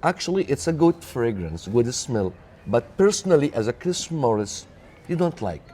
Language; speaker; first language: English; non-native, learner; Arabic